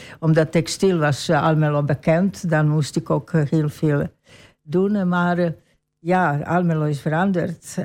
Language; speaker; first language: Dutch; non-native, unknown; Croatian